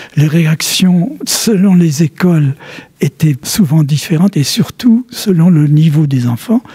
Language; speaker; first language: French; early bilingual, other home language; Polish